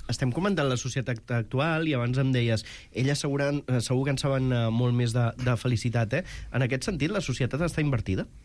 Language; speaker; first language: Catalan; native; Catalan